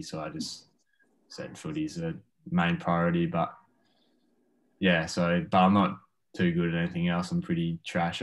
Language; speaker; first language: English; native; English